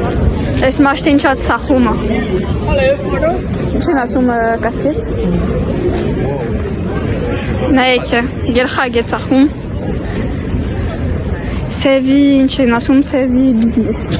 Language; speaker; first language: Armenian; early bilingual, heritage; Armenian